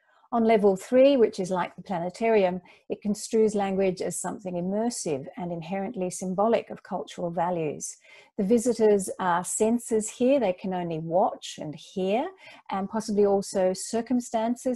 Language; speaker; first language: English; native; English